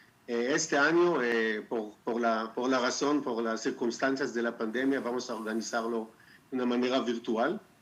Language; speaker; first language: Spanish; non-native, fluent; Hebrew